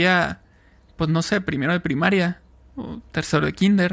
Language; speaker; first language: Spanish; native; Spanish